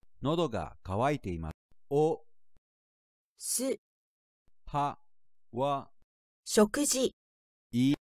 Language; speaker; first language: Japanese; non-native, learner; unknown